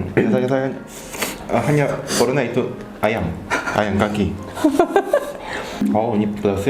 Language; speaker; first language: Indonesian; non-native, learner; Korean